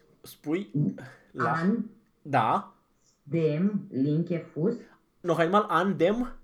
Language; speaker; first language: German; non-native, learner; Romanian